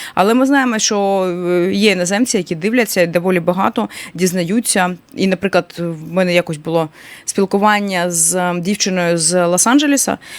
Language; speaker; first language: Ukrainian; native; Ukrainian